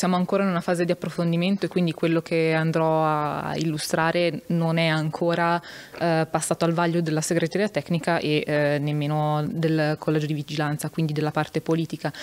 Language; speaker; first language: Italian; native; Italian